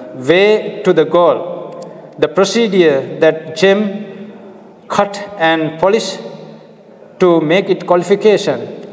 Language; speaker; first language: English; non-native, local second language; Sinhala